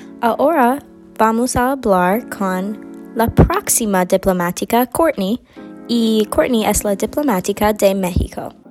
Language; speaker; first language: Spanish; non-native, learner; English